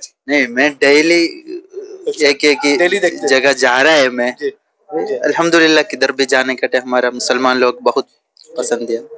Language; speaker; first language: Hindi; non-native, local second language; Malayalam